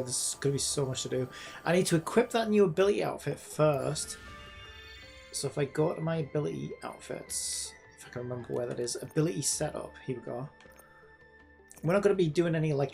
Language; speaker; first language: English; native; English